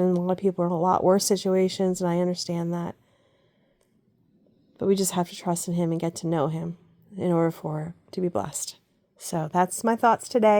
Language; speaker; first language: English; native; English